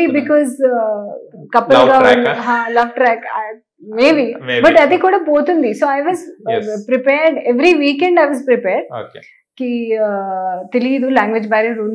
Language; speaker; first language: Telugu; non-native, learner; Hindi